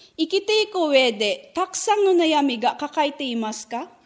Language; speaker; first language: Japanese; non-native, fluent; Filipino